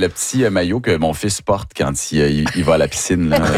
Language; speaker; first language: French; native; French